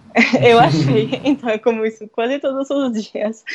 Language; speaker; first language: Portuguese; non-native, fluent; French